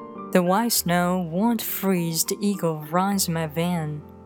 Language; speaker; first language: English; non-native, fluent; Chinese